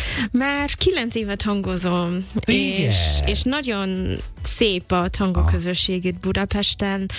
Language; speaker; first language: Hungarian; non-native, fluent; English